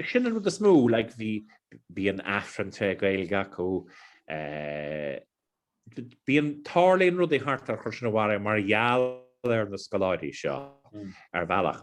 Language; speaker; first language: Irish; non-native, local second language; English